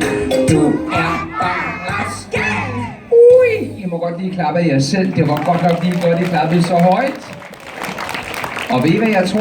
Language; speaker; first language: Danish; native; Danish